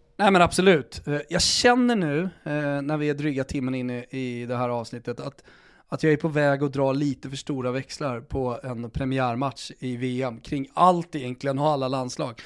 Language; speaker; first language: Swedish; native; Swedish